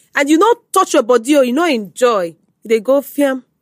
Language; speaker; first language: English; non-native, local second language; Igbo